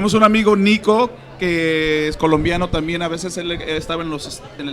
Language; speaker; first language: Spanish; early bilingual, heritage; Spanish